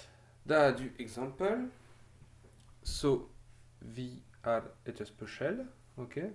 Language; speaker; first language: Norwegian; non-native, learner; French